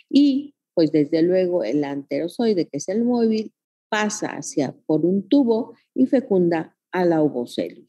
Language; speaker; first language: Spanish; native; Spanish